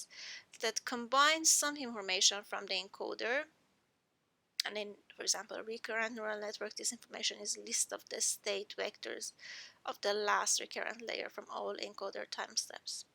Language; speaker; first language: English; non-native, fluent; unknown